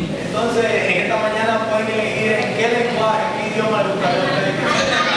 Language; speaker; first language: Spanish; native; Spanish